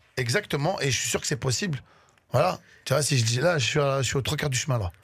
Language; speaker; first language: French; early bilingual, other home language; Arabic